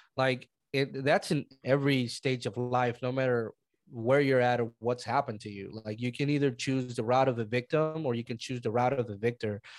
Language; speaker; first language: English; early bilingual, other home language; Spanish